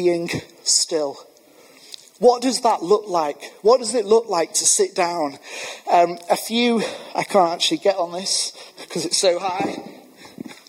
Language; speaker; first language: English; native; English